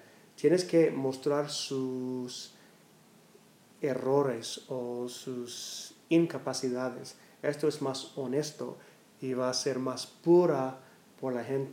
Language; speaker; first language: Spanish; non-native, learner; English